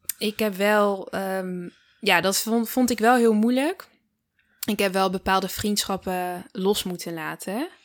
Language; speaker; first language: Dutch; early bilingual, other home language; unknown